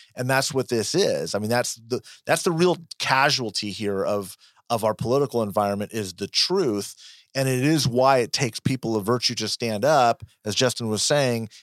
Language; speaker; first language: English; early bilingual, other home language; Spanish